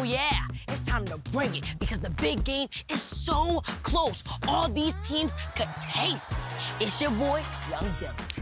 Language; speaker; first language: English; native; English